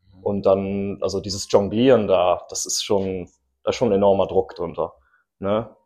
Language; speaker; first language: German; early bilingual, other home language; English